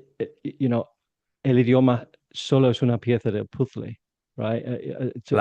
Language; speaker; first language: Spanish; non-native, fluent; English